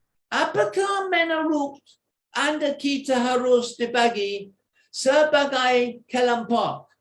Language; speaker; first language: Indonesian; non-native, fluent; English